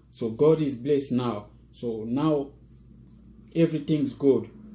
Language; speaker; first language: English; non-native, learner; Lingala